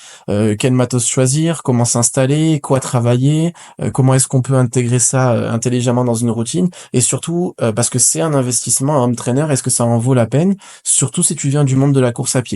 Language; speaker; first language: French; native; French